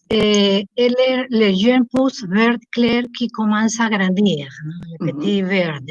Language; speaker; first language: French; non-native, learner; Spanish